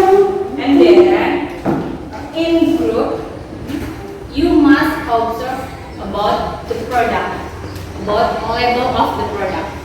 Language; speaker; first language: English; non-native, learner; Indonesian